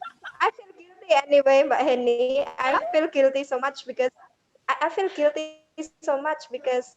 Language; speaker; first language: English; non-native, learner; Indonesian